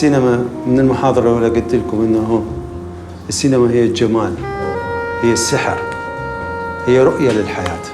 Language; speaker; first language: Arabic; native; Arabic